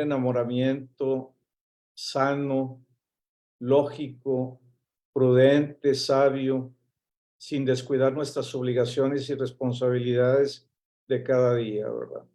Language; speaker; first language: Spanish; native; Spanish